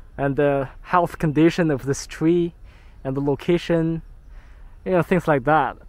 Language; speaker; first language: English; non-native, fluent; Chinese